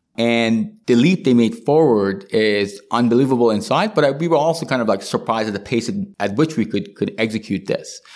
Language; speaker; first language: English; non-native, fluent; Persian